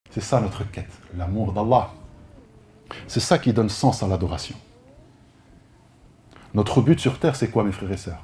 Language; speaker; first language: French; native; French